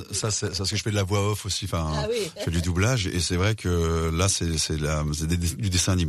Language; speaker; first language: French; native; French